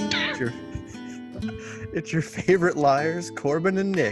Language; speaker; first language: English; native; English